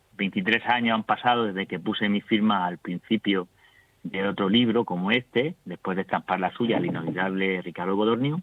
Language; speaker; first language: Spanish; native; Spanish